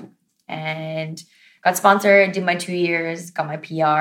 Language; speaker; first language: English; native; English